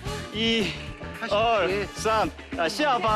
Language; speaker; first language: Chinese; non-native, fluent; Korean